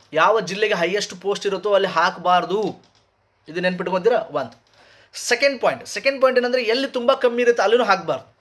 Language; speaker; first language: Kannada; native; Kannada